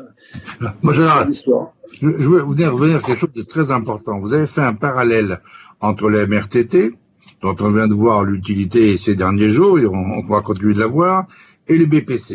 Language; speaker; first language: French; native; French